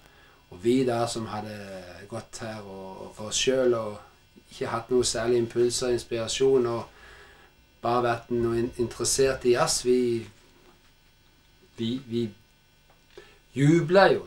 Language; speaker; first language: Norwegian; native; Norwegian